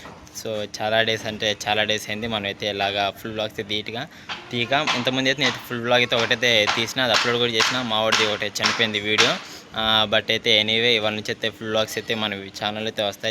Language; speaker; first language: Telugu; native; Telugu